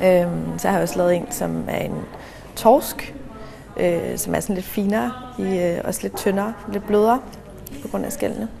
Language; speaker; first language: Danish; native; Danish